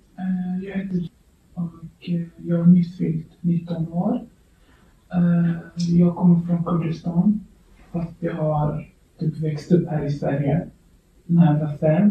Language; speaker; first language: Swedish; early bilingual, other home language; Kurdish